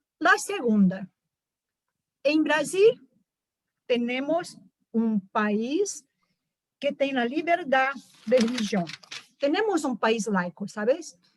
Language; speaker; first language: Spanish; non-native, fluent; Portuguese